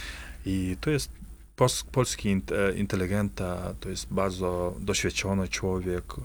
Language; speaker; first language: Polish; non-native, fluent; Kazakh